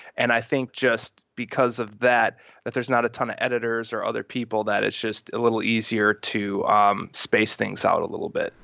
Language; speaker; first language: English; native; English